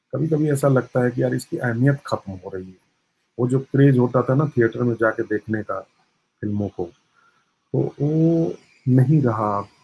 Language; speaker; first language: Hindi; native; Hindi